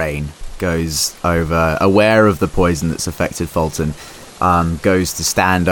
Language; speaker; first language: English; native; English